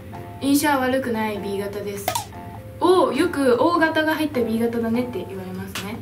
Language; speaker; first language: Japanese; native; Japanese